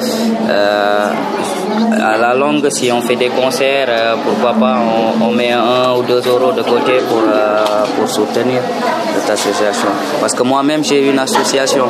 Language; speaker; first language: French; non-native, local second language; Fula